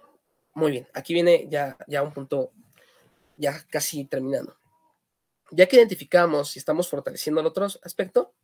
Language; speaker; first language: Spanish; native; Spanish